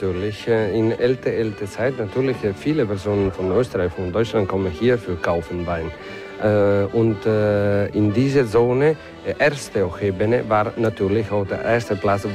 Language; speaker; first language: German; non-native, learner; Italian